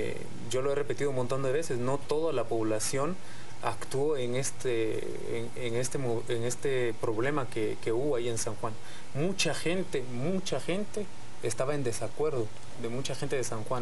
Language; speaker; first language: Spanish; native; Spanish